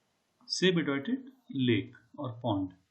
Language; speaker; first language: German; non-native, learner; Hindi